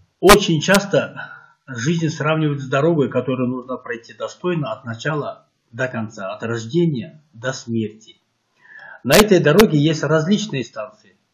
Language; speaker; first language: Russian; non-native, local second language; Kyrgyz